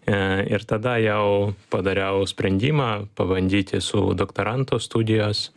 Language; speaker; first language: Lithuanian; non-native, learner; Ukrainian